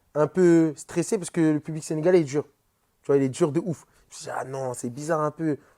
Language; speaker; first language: French; early bilingual, other home language; Wolof